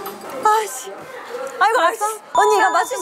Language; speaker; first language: Korean; native; Korean